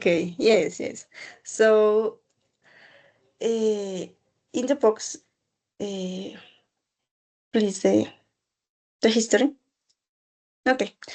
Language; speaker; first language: English; non-native, learner; Spanish